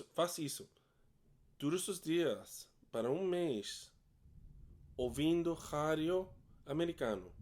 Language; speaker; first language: Portuguese; non-native, learner; English